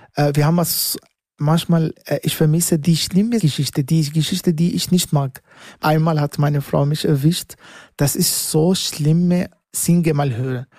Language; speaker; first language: German; non-native, learner; Arabic